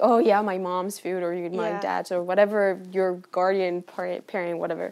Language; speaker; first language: English; non-native, fluent; Spanish